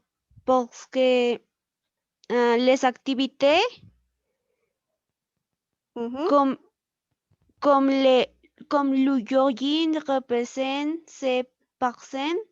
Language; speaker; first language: French; non-native, learner; Spanish